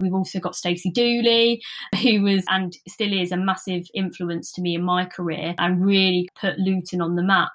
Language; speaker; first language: English; native; English